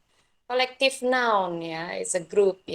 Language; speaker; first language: English; non-native, fluent; Indonesian